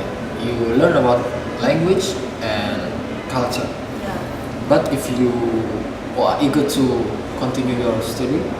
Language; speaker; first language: English; non-native, fluent; Indonesian